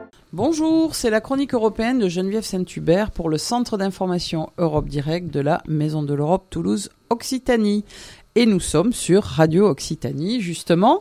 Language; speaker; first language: French; native; French